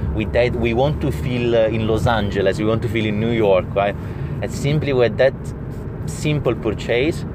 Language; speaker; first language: English; non-native, fluent; Italian